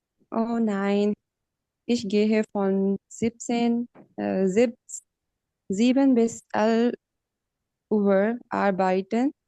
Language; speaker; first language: German; non-native, learner; Urdu